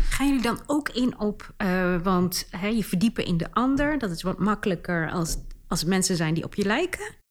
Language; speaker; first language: Dutch; early bilingual, other home language; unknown